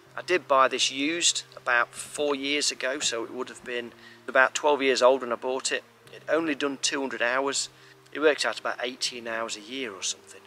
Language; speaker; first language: English; native; English